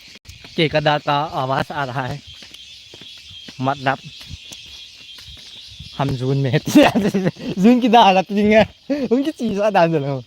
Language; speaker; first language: Hindi; non-native, local second language; Thado Chin